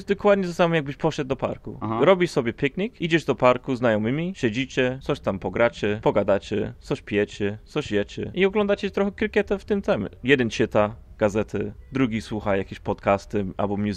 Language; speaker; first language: Polish; non-native, fluent; English